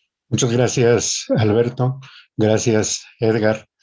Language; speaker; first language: Spanish; native; Spanish